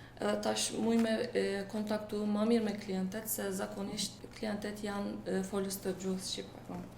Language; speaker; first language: Albanian; non-native, local second language; Turkish